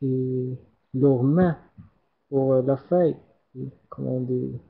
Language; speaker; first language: French; non-native, learner; Arabic